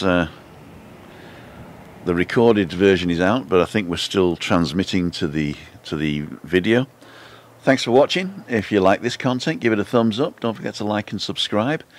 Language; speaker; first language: English; native; English